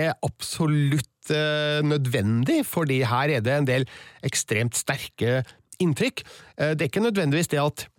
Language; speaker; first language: Norwegian; native; Norwegian